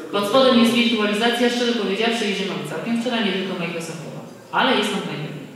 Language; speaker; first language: Polish; native; Polish